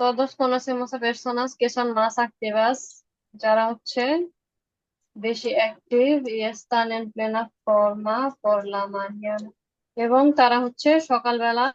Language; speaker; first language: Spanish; non-native, fluent; Bangla